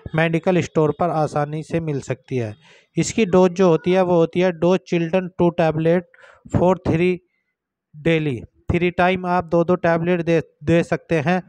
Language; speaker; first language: Hindi; native; Hindi